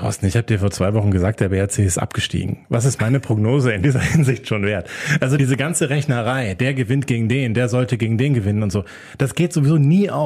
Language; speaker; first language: German; native; German